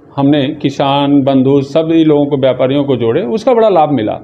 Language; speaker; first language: Hindi; native; Hindi